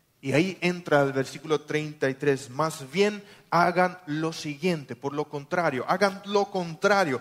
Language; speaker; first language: Spanish; non-native, local second language; German